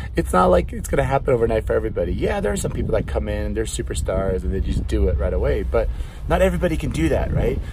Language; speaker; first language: English; non-native, fluent; Swedish